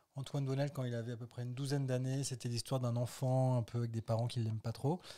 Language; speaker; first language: French; native; French